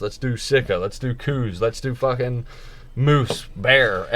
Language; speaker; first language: English; native; English